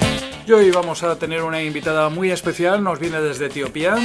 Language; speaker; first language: Spanish; native; Spanish